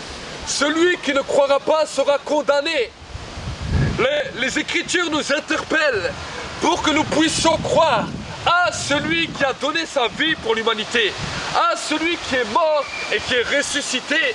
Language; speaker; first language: French; native; French